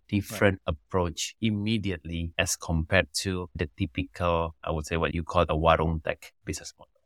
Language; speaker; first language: English; non-native, fluent; Indonesian